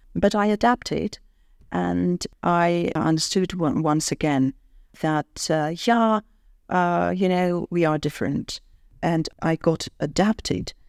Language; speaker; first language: English; non-native, fluent; Armenian